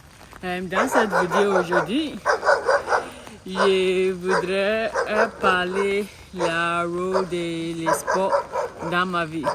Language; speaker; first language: French; non-native, learner; English